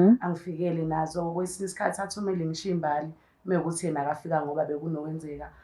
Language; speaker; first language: Zulu; native; Zulu